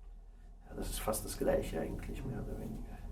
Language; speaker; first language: German; non-native, fluent; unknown